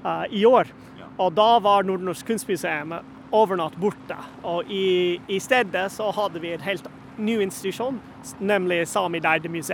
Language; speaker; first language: Norwegian; non-native, fluent; English